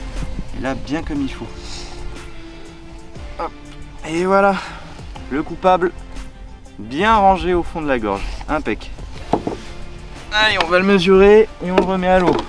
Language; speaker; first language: French; native; French